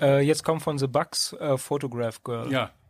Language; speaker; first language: German; non-native, learner; Greek